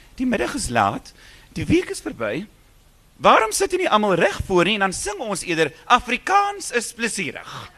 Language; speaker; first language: Afrikaans; native; Afrikaans